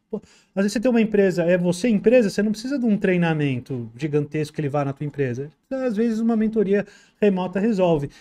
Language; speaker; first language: Portuguese; native; Portuguese